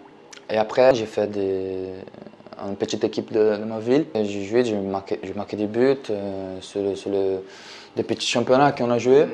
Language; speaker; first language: French; non-native, learner; Portuguese